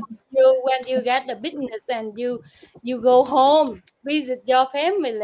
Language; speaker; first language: English; non-native, learner; Vietnamese